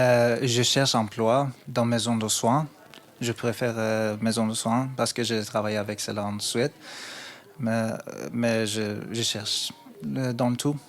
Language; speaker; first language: French; non-native, learner; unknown